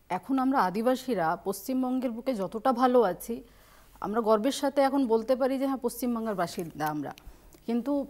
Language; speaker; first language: Bangla; non-native, local second language; Santali